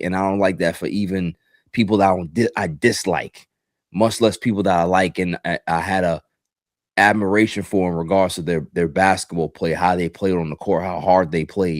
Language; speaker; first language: English; native; English